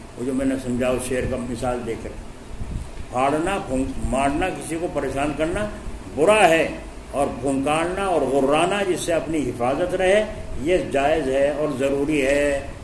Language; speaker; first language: Urdu; native; Urdu